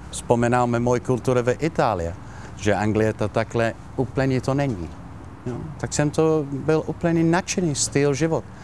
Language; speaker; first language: Czech; non-native, learner; Italian